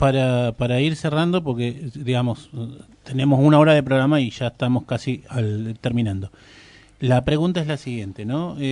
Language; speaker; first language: Spanish; native; Spanish